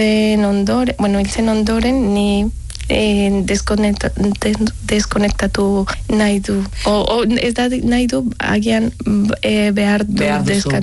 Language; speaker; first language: Basque; non-native, learner; Spanish